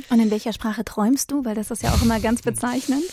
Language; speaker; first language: German; native; German